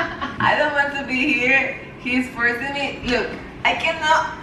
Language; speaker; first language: English; non-native, learner; Spanish